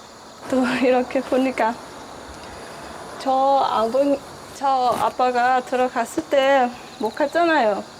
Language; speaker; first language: Korean; non-native, learner; Thai